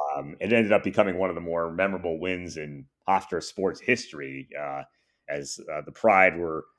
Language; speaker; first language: English; native; English